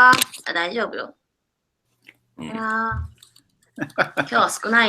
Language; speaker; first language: Japanese; native; Japanese